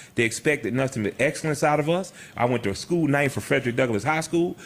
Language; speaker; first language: English; native; English